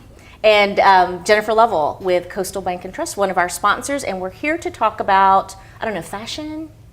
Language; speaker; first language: English; native; English